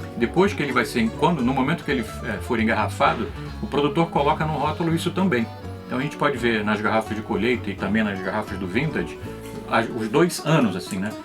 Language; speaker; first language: Portuguese; native; Portuguese